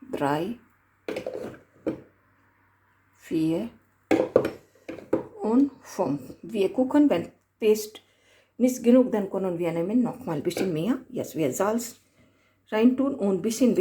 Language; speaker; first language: German; non-native, learner; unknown